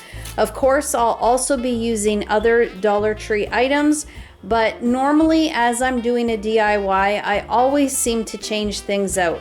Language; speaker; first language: English; native; English